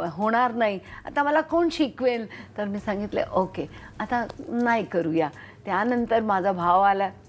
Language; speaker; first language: Marathi; non-native, local second language; Hindi